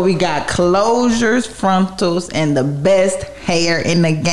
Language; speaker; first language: English; native; English